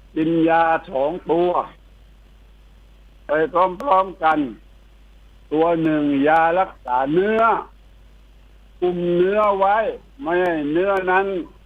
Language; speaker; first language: Thai; native; Thai